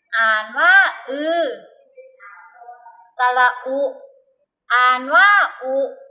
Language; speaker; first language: Thai; native; Thai